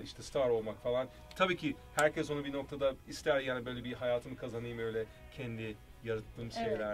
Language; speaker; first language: Turkish; early bilingual, heritage; Turkish